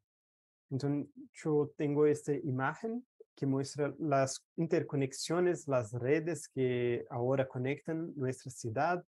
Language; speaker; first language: Spanish; non-native, fluent; Portuguese